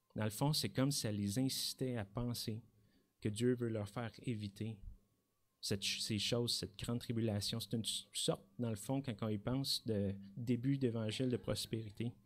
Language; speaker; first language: French; native; French